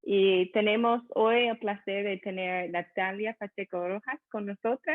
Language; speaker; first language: Spanish; non-native, fluent; English